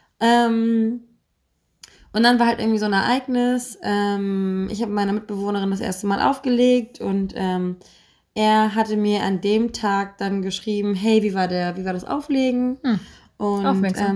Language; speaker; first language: German; native; German